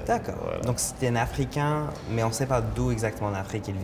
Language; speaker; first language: French; non-native, local second language; English